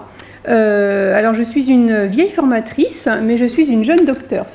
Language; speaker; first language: French; native; French